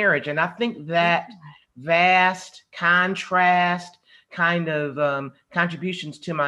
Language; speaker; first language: English; native; English